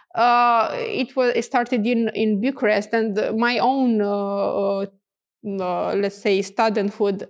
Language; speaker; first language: English; non-native, fluent; Romanian